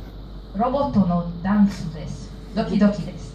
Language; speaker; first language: Japanese; non-native, learner; Hebrew